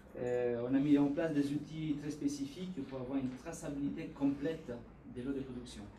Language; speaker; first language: French; native; French